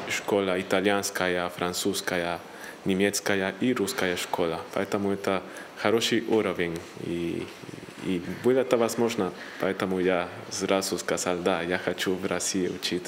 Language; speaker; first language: Russian; non-native, learner; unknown